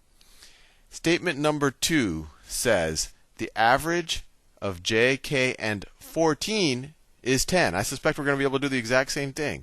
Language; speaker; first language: English; native; English